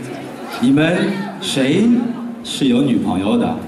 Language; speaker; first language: Chinese; native; Chinese